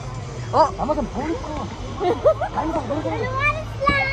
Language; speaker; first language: Spanish; native; Spanish